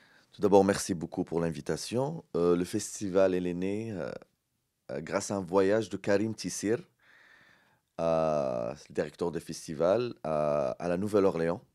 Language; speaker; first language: French; non-native, local second language; Arabic